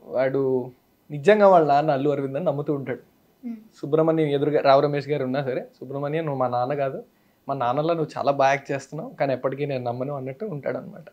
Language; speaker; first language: Telugu; native; Telugu